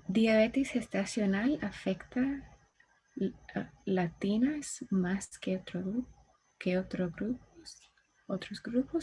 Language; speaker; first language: Spanish; non-native, learner; English